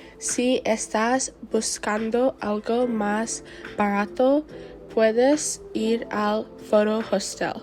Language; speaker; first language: Spanish; non-native, learner; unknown